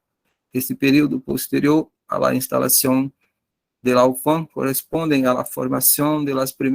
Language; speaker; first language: Spanish; non-native, learner; Portuguese